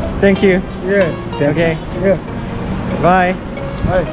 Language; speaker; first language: Korean; non-native, learner; Mongolian